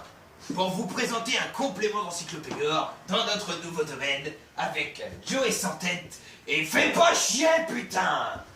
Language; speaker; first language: French; native; French